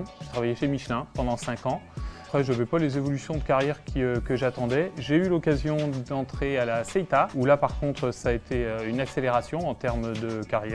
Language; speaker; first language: French; native; French